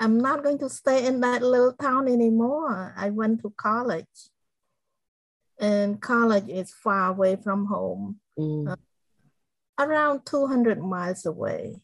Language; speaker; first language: English; non-native, fluent; Khmer